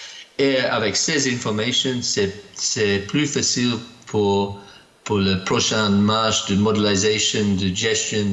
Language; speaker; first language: French; non-native, learner; English